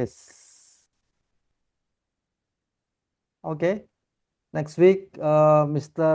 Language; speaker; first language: English; non-native, learner; Indonesian